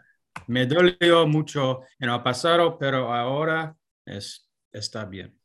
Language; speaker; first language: Spanish; non-native, learner; English